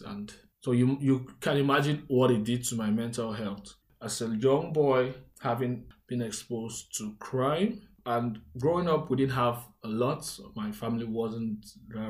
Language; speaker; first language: English; non-native, local second language; Igbo